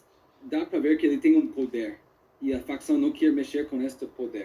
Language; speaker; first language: Portuguese; non-native, fluent; English